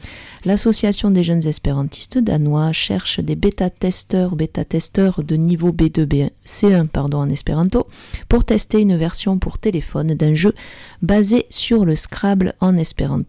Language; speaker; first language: French; native; French